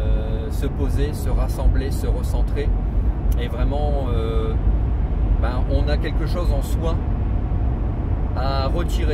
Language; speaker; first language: French; native; French